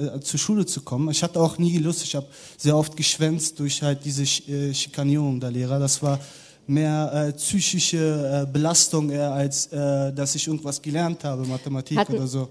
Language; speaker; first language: German; native; German